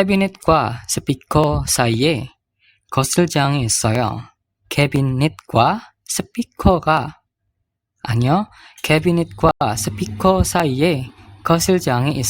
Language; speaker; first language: Korean; non-native, fluent; Indonesian